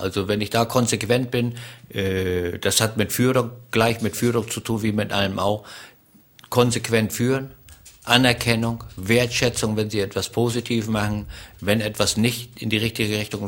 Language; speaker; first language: German; native; German